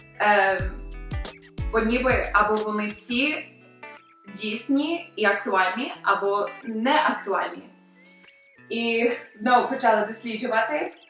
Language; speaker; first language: Ukrainian; early bilingual, other home language; English